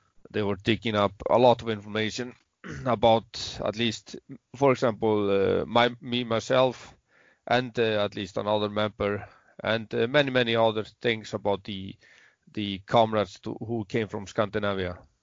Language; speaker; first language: English; non-native, learner; Icelandic